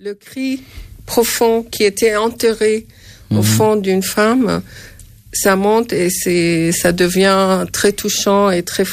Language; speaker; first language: French; non-native, fluent; Arabic